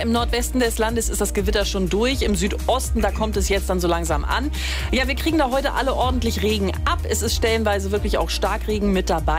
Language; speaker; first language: German; native; German